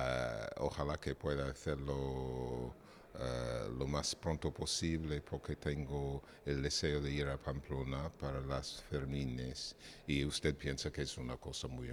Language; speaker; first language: Spanish; non-native, fluent; English